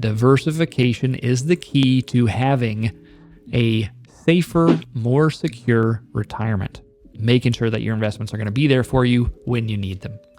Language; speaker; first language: English; native; English